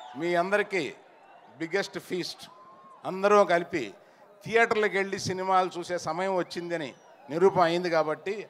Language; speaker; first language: Telugu; native; Telugu